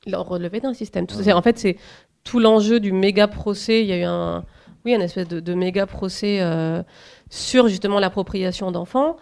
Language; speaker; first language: French; native; French